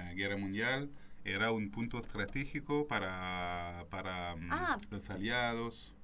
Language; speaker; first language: Spanish; non-native, fluent; French